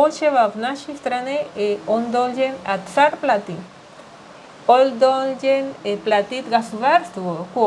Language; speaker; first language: Russian; non-native, learner; Spanish